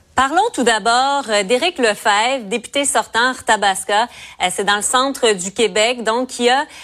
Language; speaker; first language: French; native; French